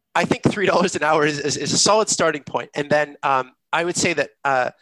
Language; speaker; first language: English; native; English